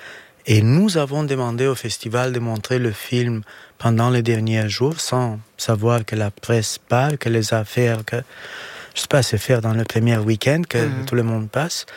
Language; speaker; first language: French; non-native, fluent; Romanian